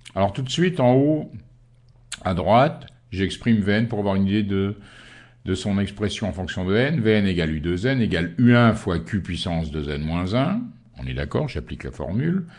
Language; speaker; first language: French; native; French